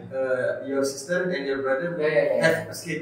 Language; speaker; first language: English; non-native, learner; Indonesian